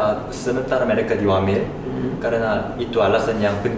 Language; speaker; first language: Indonesian; non-native, fluent; Korean